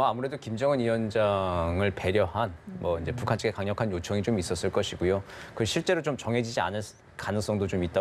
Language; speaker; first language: Korean; native; Korean